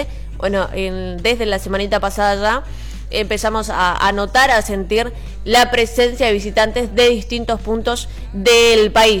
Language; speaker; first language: Spanish; native; Spanish